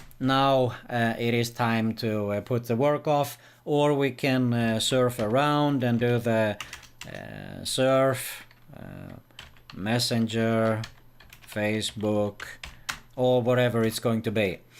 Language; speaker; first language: English; non-native, fluent; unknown